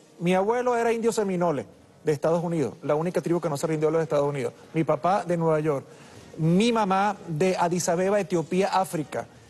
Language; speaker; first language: Spanish; early bilingual, other home language; English